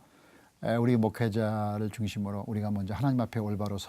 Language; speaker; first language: Korean; native; Korean